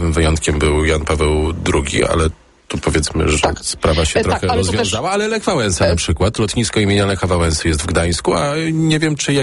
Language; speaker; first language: Polish; native; Polish